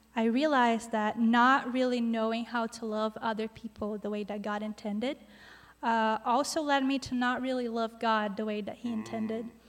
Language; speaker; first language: English; non-native, fluent; Portuguese